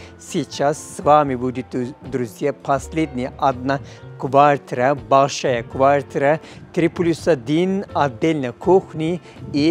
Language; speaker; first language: Russian; non-native, learner; Turkish